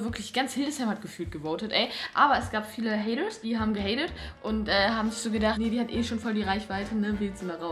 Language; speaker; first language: German; native; German